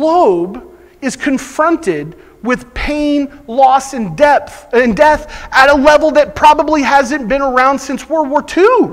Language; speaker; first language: English; native; English